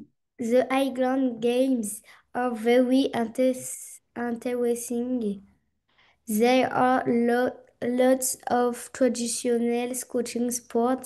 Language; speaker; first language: English; non-native, learner; French